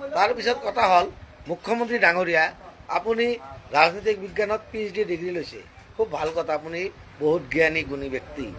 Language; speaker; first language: Assamese; non-native, local second language; Bangla